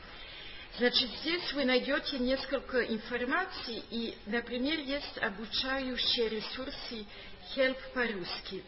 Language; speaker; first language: Russian; non-native, fluent; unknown